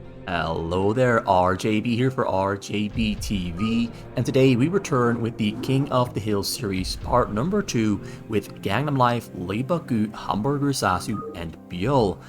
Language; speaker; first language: English; native; English